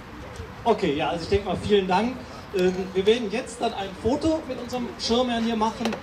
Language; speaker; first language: German; native; German